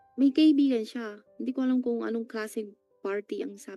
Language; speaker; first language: Filipino; non-native, learner; Chinese